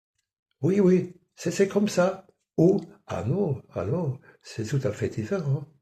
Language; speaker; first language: French; non-native, fluent; German